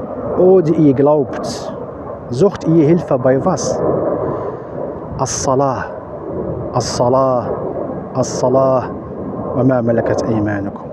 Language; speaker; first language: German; non-native, fluent; Arabic